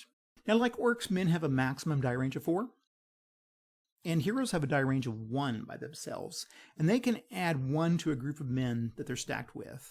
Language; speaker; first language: English; native; English